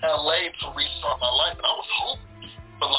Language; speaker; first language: English; native; English